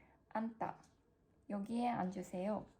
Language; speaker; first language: Korean; non-native, learner; Japanese